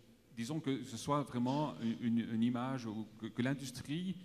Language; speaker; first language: French; native; French